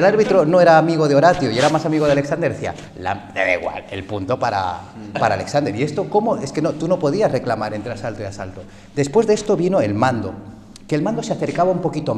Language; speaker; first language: Spanish; early bilingual, other home language; Korean